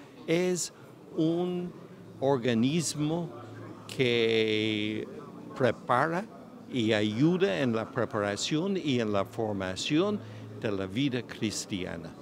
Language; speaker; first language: Spanish; non-native, fluent; English